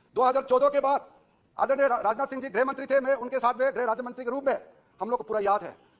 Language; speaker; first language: Hindi; non-native, local second language; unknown